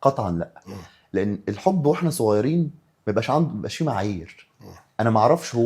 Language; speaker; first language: Arabic; native; Arabic